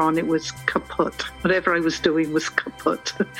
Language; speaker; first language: English; native; English